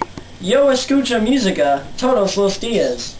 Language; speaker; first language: Spanish; non-native, learner; English